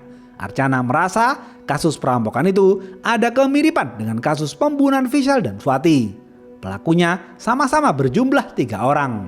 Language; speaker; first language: Indonesian; native; Indonesian